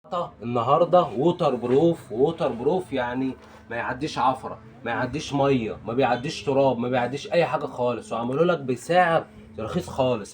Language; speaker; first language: Arabic; native; Arabic